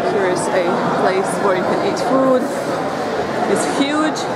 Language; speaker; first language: English; non-native, fluent; Polish